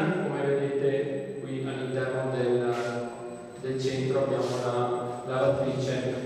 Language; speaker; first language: Italian; native; Italian